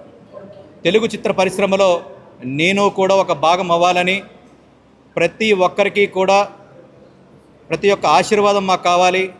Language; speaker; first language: Telugu; native; Telugu